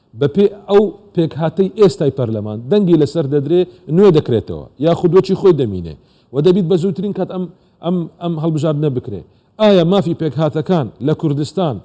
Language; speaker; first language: Central Kurdish; non-native, local second language; Assyrian Neo-Aramaic